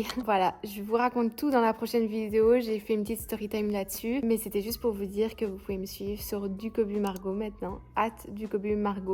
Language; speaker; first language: French; native; French